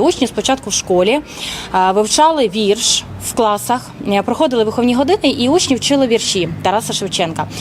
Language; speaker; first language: Ukrainian; native; Ukrainian